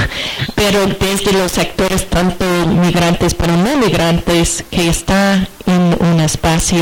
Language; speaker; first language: Spanish; non-native, fluent; English